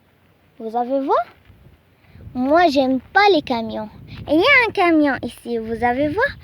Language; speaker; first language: French; non-native, learner; Arabic